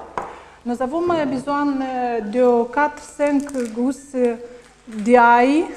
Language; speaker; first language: French; non-native, learner; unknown